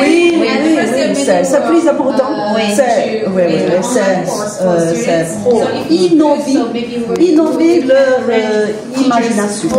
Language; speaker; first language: French; non-native, fluent; Chinese